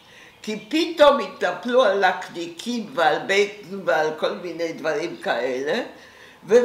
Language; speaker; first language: Hebrew; non-native, fluent; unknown